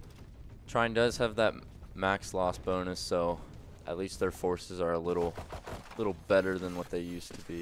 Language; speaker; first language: English; native; English